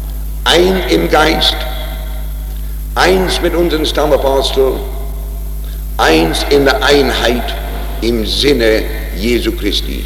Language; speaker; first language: German; non-native, fluent; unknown